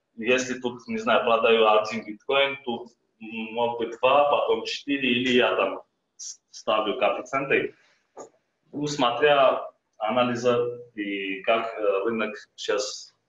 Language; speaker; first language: Russian; non-native, fluent; Armenian